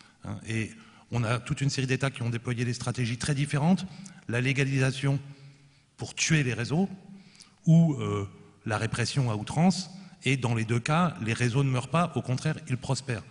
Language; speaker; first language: French; native; French